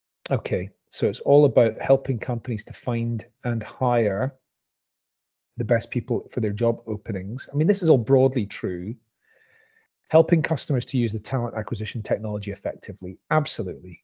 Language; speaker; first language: English; native; English